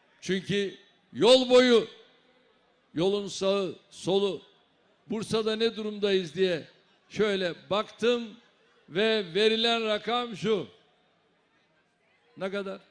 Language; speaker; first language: Turkish; native; Turkish